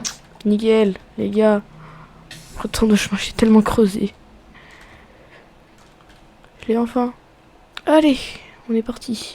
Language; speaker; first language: French; native; French